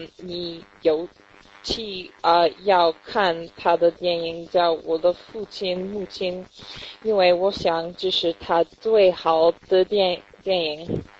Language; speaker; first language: Chinese; non-native, learner; English